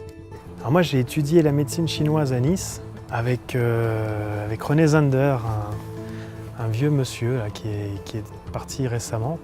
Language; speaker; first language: French; native; French